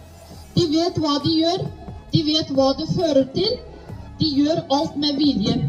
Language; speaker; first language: Norwegian; non-native, fluent; Uyghur